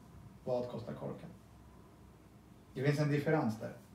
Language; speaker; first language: Swedish; native; Swedish